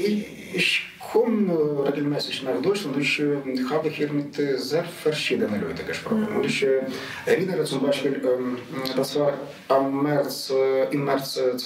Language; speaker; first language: German; non-native, learner; Ukrainian